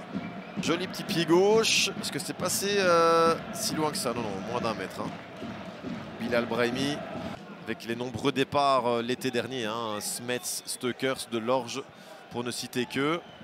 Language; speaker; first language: French; native; French